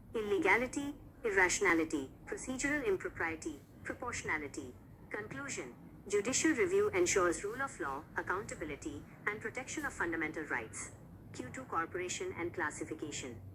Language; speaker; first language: English; non-native, local second language; Marathi